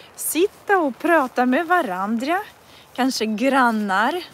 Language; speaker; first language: Swedish; non-native, fluent; Russian